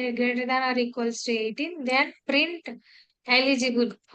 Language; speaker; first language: English; non-native, local second language; Telugu